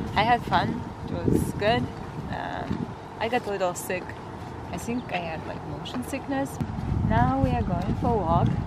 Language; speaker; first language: English; non-native, fluent; Kazakh